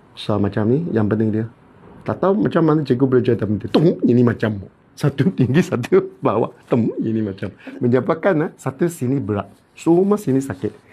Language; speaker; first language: Malay; non-native, local second language; Cantonese